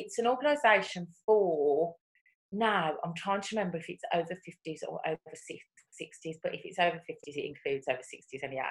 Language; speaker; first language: English; native; English